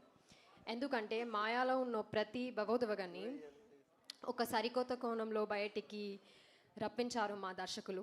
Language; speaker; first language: Telugu; non-native, learner; Malayalam